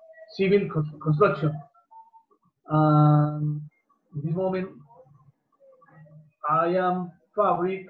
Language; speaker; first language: English; non-native, learner; Spanish